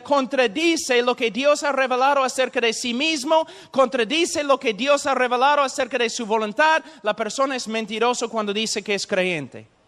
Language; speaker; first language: Spanish; non-native, fluent; English